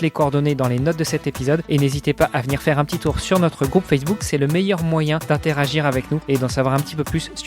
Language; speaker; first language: French; native; French